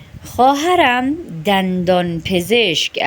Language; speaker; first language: Persian; non-native, fluent; Urdu